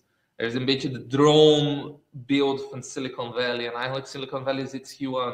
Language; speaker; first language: Dutch; non-native, fluent; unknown